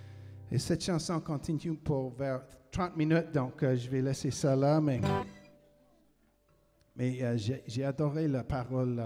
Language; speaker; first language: French; non-native, fluent; English